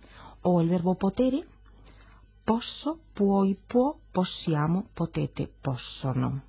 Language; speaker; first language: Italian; non-native, fluent; Spanish